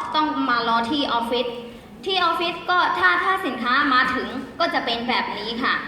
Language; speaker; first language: Thai; non-native, fluent; Burmese